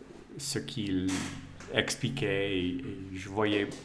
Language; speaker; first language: French; non-native, fluent; English